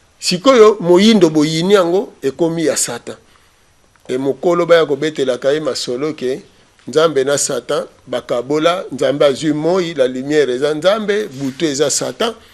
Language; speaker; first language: Lingala; non-native, local second language; Kongo